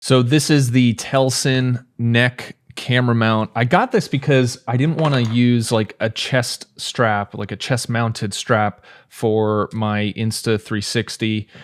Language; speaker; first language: English; native; English